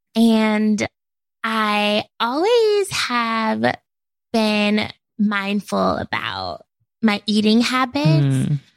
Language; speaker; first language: English; native; English